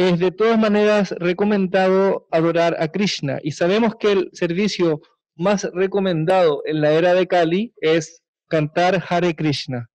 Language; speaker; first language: Spanish; native; Spanish